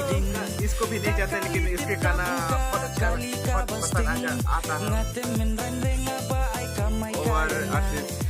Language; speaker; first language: Hindi; non-native, local second language; Khasi